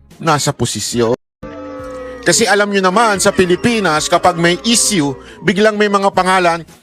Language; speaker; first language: Filipino; native; Filipino